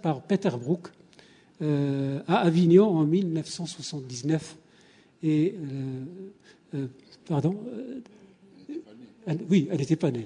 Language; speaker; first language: French; native; French